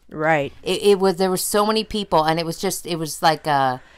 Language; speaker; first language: English; native; English